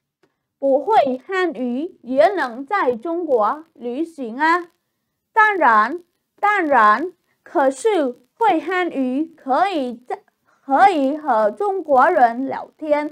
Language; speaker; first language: Chinese; non-native, fluent; Khmer